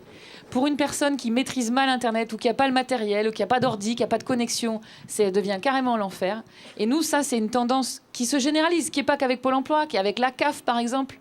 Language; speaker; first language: French; native; French